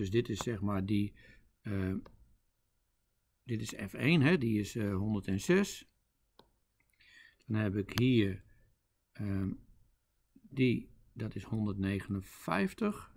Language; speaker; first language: Dutch; native; Dutch